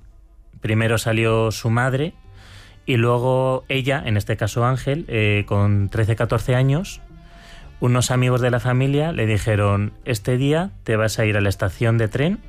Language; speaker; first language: Spanish; native; Spanish